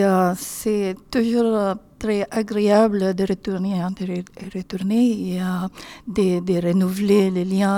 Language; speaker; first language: French; non-native, learner; Filipino